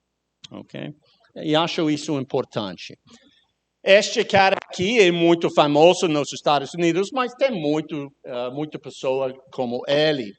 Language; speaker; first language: Portuguese; non-native, learner; English